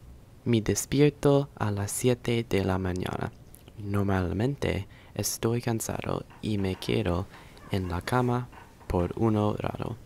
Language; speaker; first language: Spanish; non-native, learner; English